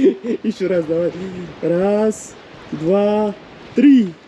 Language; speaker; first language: Russian; non-native, local second language; Kyrgyz